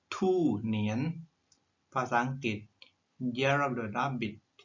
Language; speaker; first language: Thai; native; Thai